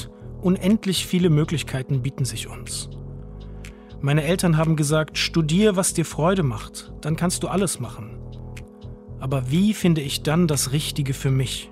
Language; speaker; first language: German; native; German